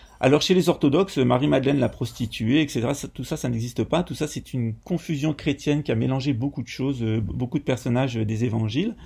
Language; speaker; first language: French; native; French